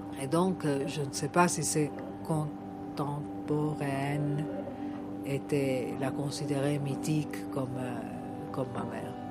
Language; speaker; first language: French; non-native, fluent; Italian